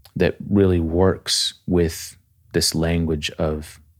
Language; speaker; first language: English; native; English